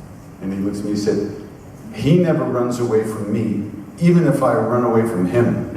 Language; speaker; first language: English; native; English